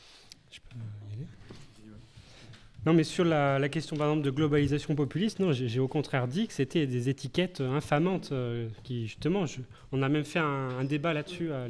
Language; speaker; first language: French; native; French